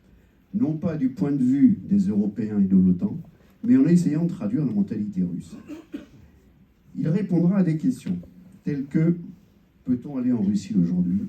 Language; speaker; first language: French; native; French